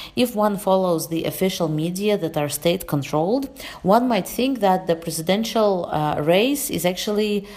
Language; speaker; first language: English; non-native, fluent; Russian